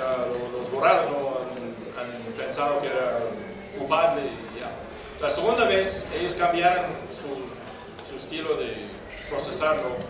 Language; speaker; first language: Spanish; non-native, fluent; English